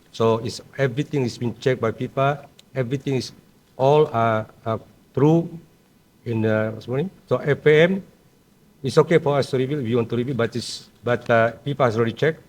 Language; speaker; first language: English; non-native, local second language; Malay